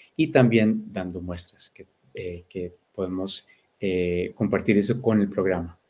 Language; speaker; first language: Spanish; early bilingual, heritage; Spanish